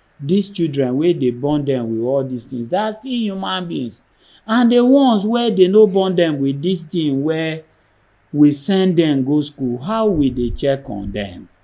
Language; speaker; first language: Nigerian Pidgin; non-native, local second language; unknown